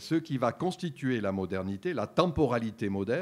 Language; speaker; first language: French; native; French